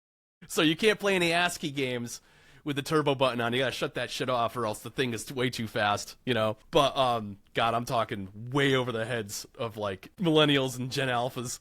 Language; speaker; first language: English; native; English